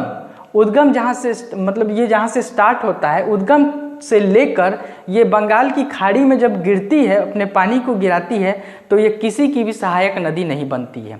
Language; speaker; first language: Hindi; native; Hindi